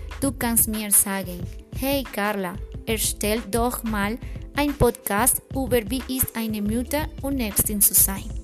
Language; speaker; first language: German; non-native, fluent; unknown